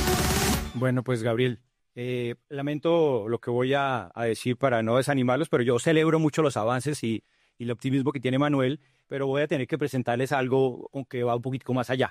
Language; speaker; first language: Spanish; native; Spanish